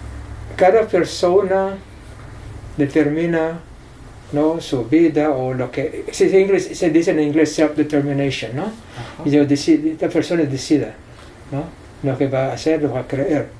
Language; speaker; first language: Spanish; non-native, fluent; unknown